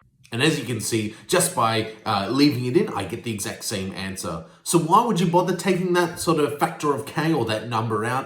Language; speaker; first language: English; native; English